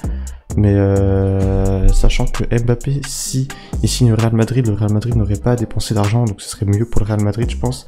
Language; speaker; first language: French; native; French